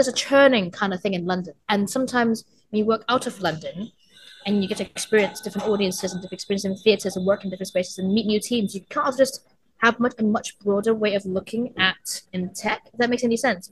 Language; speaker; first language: English; non-native, local second language; Cantonese